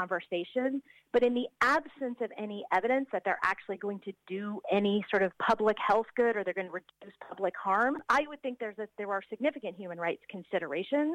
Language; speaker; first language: English; native; English